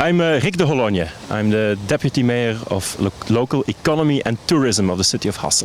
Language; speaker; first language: English; non-native, fluent; Dutch